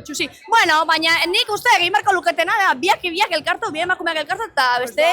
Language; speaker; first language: Basque; native; Basque